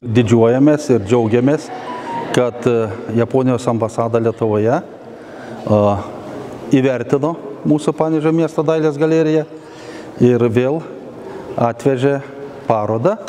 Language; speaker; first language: Lithuanian; native; Lithuanian